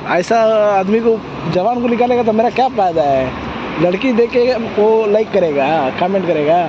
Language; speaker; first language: Hindi; non-native, local second language; Telugu